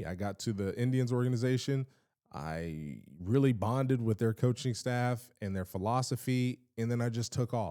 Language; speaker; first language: English; native; English